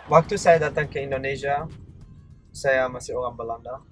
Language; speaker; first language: Indonesian; non-native, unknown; Dutch